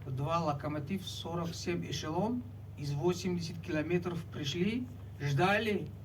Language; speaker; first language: Russian; non-native, local second language; Tajik